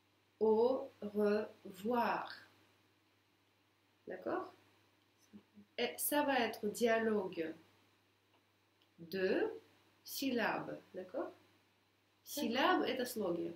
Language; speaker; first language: French; non-native, fluent; Russian